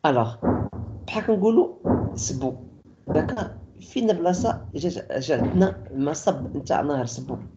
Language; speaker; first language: French; non-native, local second language; Arabic